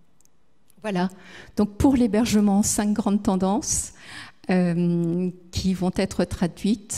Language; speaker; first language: French; native; French